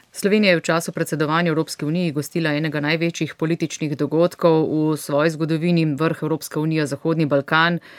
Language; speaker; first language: Slovenian; native; Slovenian